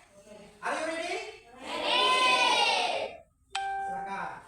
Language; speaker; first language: English; non-native, learner; Indonesian